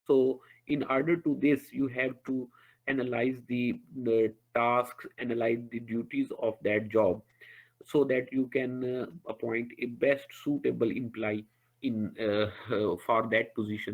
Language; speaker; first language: English; non-native, local second language; Urdu